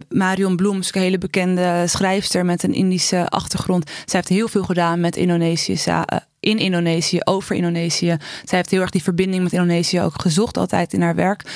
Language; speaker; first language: Dutch; native; Dutch